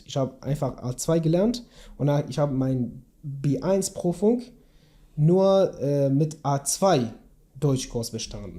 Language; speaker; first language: German; non-native, learner; Kurdish